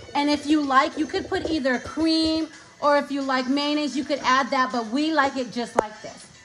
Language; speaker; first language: English; early bilingual, other home language; Spanish